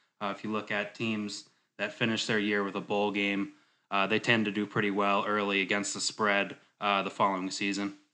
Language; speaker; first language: English; native; English